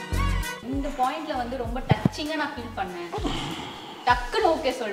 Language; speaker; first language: Tamil; native; Tamil